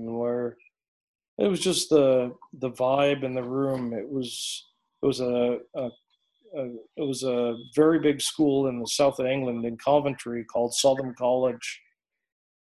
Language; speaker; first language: English; native; English